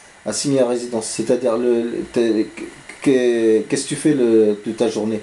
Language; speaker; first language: French; native; French